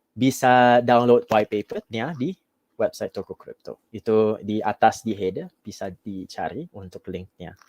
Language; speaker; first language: Indonesian; non-native, fluent; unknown